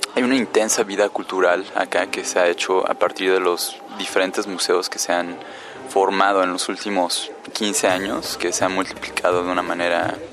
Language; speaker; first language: Spanish; native; Spanish